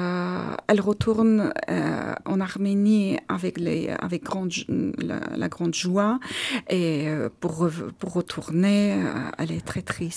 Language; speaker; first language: French; non-native, learner; Armenian